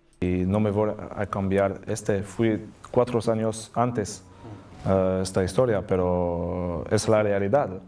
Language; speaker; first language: Spanish; non-native, learner; French